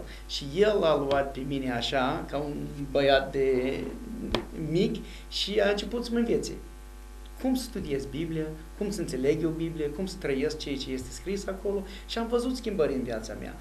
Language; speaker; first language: Romanian; non-native, fluent; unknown